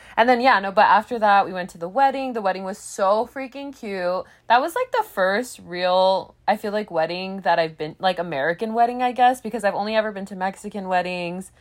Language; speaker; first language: English; native; English